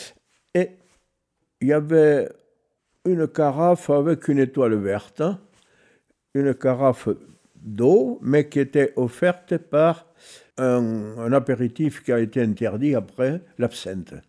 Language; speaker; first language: French; native; French